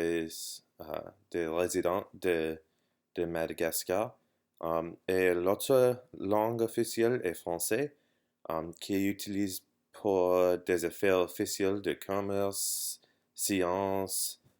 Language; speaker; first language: French; non-native, learner; English